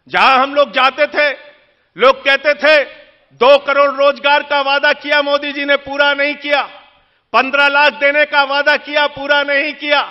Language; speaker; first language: Hindi; native; Hindi